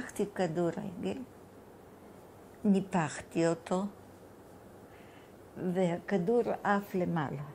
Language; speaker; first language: Hebrew; non-native, fluent; Bulgarian